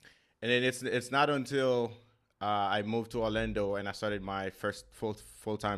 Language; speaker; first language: English; non-native, fluent; Haitian Creole